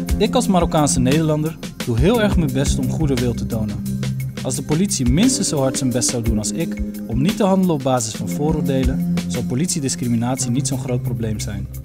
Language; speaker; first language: Dutch; early bilingual, other home language; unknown